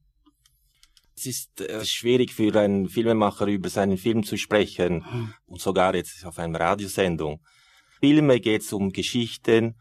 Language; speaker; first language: German; non-native, fluent; Italian